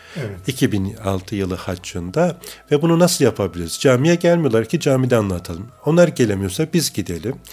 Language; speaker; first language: Turkish; native; Turkish